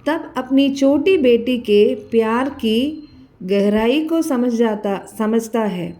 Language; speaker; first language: Hindi; non-native, local second language; Malayalam